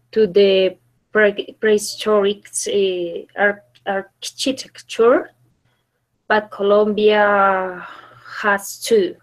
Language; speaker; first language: English; non-native, learner; Spanish